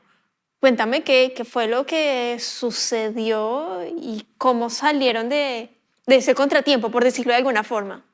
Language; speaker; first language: Spanish; native; Spanish